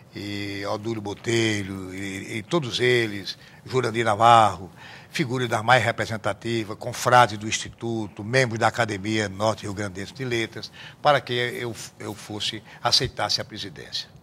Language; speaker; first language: Portuguese; native; Portuguese